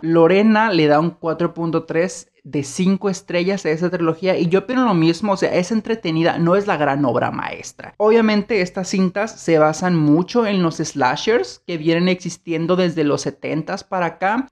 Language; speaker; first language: Spanish; native; Spanish